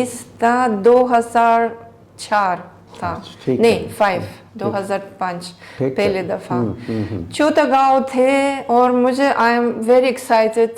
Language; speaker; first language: Hindi; non-native, learner; Greek